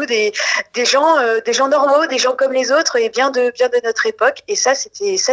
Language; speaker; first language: French; non-native, local second language; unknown